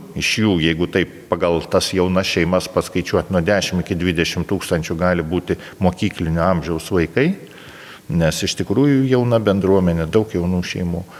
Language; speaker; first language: Lithuanian; native; Lithuanian